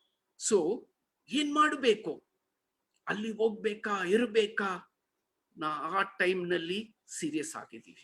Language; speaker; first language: Kannada; non-native, learner; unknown